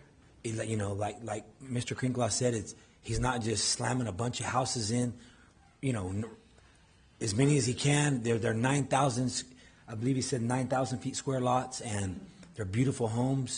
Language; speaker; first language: English; native; English